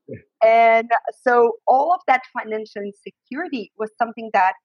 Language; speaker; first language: English; non-native, fluent; Portuguese